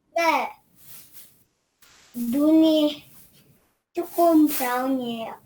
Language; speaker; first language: Korean; non-native, learner; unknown